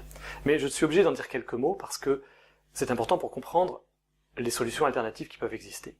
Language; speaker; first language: French; native; French